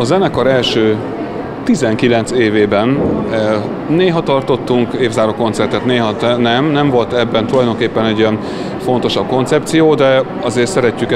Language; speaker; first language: Hungarian; native; Hungarian